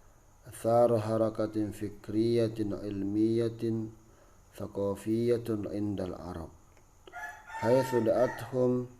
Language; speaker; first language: Arabic; non-native, fluent; Indonesian